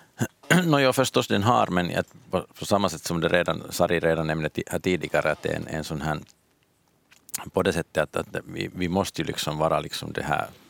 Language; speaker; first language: Swedish; native; Swedish